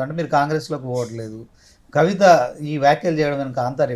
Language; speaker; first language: Telugu; native; Telugu